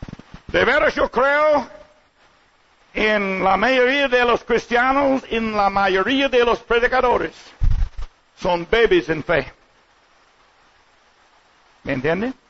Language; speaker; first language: Spanish; non-native, learner; English